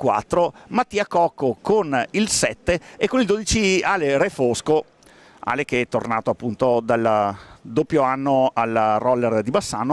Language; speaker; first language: Italian; native; Italian